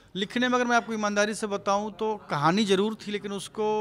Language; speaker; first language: Hindi; native; Hindi